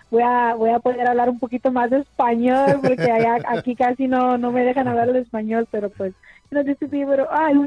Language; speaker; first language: Spanish; early bilingual, other home language; English